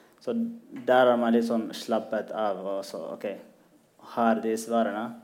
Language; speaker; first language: Norwegian; non-native, fluent; Tigrinya